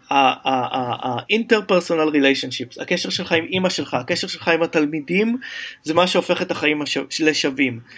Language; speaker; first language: Hebrew; native; Hebrew